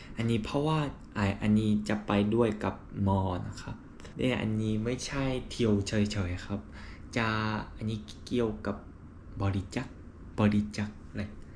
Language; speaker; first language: Thai; non-native, learner; Korean